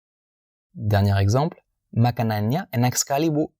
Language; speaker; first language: Indonesian; non-native, fluent; French